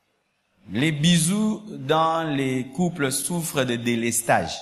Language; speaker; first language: French; non-native, local second language; Lingala